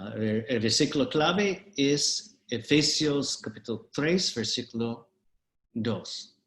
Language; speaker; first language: Spanish; non-native, fluent; English